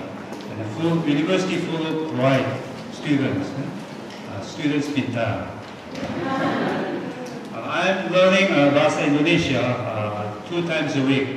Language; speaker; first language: English; non-native, fluent; Korean